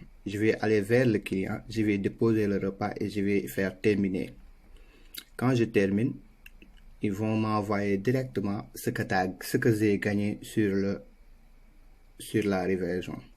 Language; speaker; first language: French; non-native, local second language; Wolof